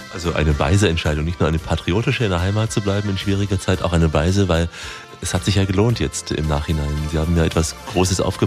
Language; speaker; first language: German; native; German